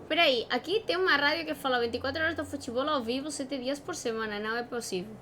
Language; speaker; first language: Portuguese; non-native, fluent; Spanish